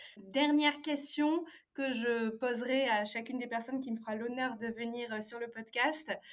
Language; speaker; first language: French; native; French